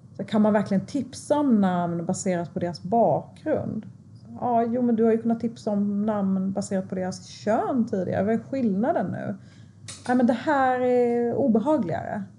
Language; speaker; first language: Swedish; early bilingual, other home language; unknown